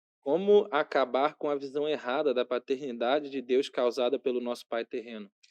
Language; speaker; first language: Portuguese; native; Portuguese